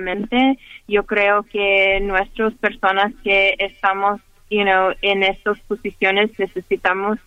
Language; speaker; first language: Spanish; early bilingual, heritage; Spanish